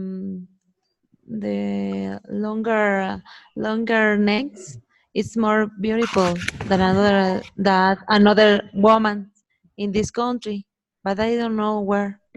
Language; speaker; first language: English; non-native, learner; Spanish